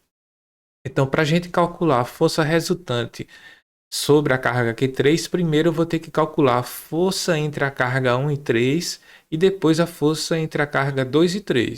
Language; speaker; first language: Portuguese; native; Portuguese